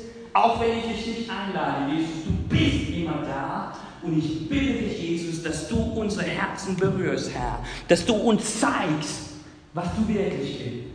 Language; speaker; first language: German; non-native, fluent; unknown